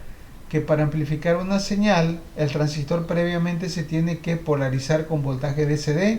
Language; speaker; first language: Spanish; native; Spanish